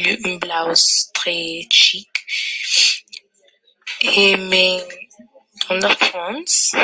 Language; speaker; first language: French; non-native, learner; English